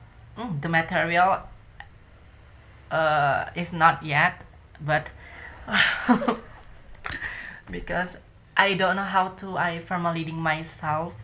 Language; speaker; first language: English; non-native, learner; Indonesian